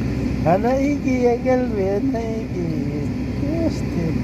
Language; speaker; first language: Arabic; non-native, learner; Filipino